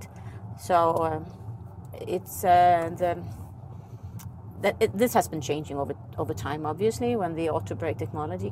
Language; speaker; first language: English; non-native, fluent; Swedish